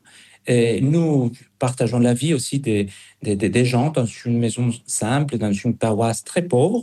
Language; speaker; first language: French; non-native, fluent; Spanish